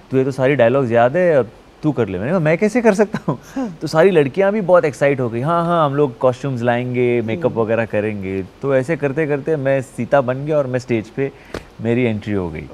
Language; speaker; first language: Hindi; non-native, local second language; Marathi